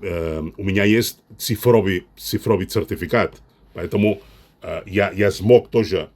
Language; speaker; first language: Russian; non-native, fluent; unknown